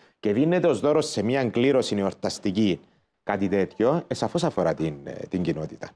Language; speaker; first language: Greek; native; Greek